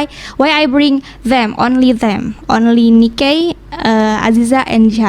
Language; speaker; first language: English; non-native, learner; Indonesian